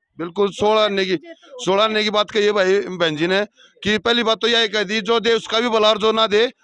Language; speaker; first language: Hindi; native; Hindi